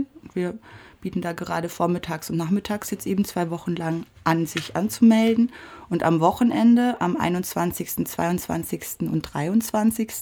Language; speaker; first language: German; native; German